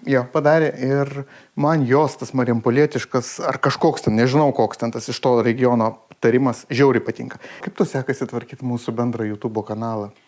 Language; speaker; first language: Lithuanian; native; Lithuanian